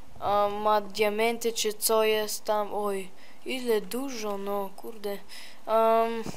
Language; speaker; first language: Polish; early bilingual, heritage; Polish